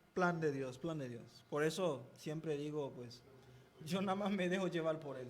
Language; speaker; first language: Spanish; non-native, fluent; Haitian Creole